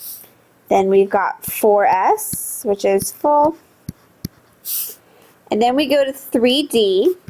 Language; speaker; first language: English; native; English